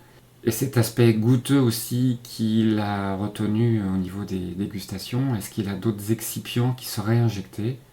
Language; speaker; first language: French; native; French